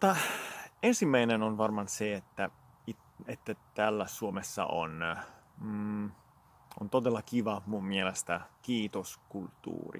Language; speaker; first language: Finnish; non-native, fluent; Italian